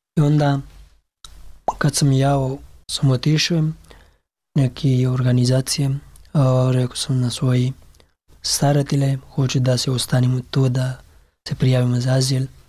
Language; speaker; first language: Serbian; non-native, learner; Pashto